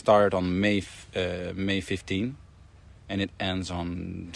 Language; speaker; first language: English; non-native, fluent; French